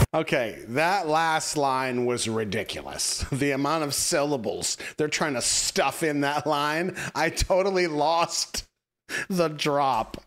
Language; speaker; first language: English; native; English